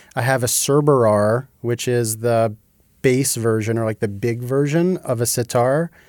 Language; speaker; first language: English; native; English